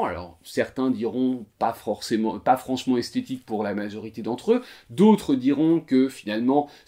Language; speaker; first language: French; native; French